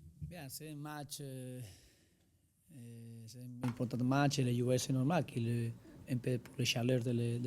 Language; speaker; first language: French; non-native, learner; Spanish